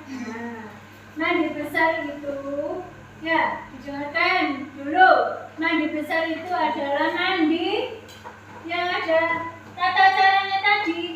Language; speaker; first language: Indonesian; native; Indonesian